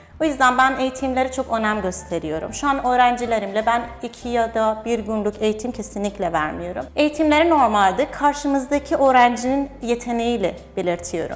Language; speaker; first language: Turkish; non-native, fluent; Persian